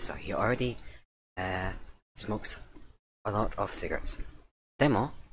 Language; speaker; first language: English; native; English